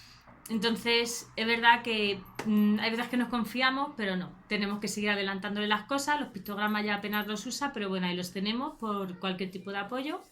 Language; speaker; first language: Spanish; native; Spanish